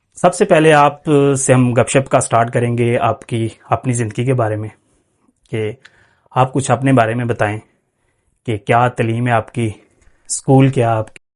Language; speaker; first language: Urdu; non-native, local second language; Punjabi